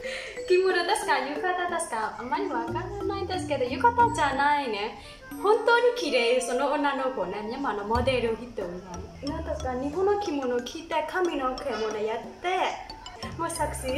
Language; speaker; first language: Japanese; non-native, learner; Burmese